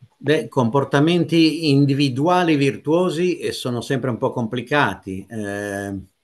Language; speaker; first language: Italian; native; Italian